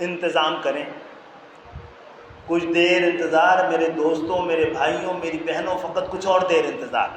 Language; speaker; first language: Urdu; native; Urdu